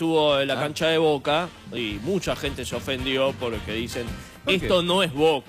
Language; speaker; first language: Spanish; native; Spanish